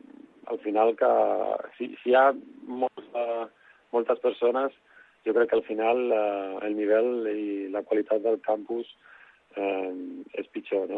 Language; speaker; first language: Catalan; non-native, local second language; Spanish